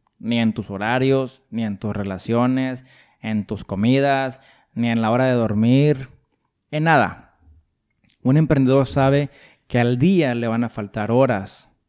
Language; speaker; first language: Spanish; native; Spanish